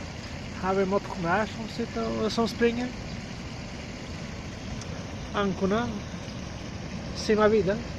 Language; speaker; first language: Swedish; native; Swedish